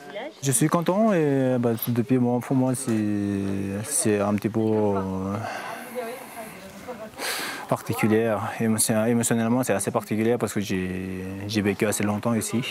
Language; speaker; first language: French; non-native, fluent; Sherpa